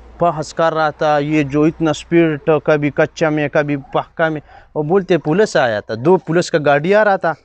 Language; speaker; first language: Urdu; non-native, local second language; Pashto